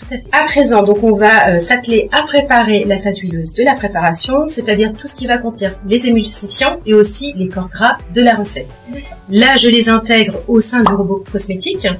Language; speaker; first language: French; native; French